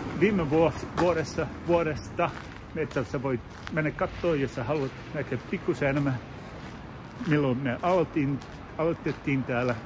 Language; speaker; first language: Finnish; non-native, learner; English